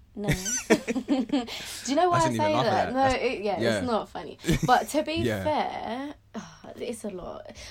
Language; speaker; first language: English; native; English